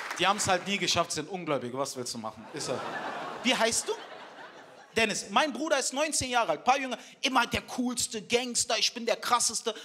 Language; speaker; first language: German; early bilingual, other home language; Turkish